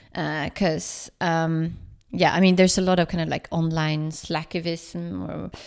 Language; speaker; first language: English; non-native, fluent; Swedish